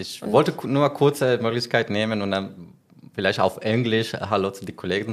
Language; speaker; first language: German; non-native, learner; Spanish